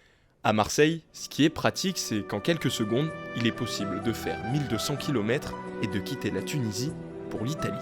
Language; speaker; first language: French; native; French